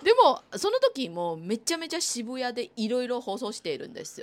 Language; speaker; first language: Japanese; non-native, fluent; Chinese